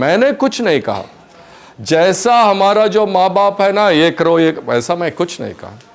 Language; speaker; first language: Hindi; non-native, local second language; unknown